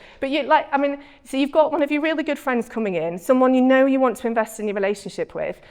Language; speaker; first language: English; native; English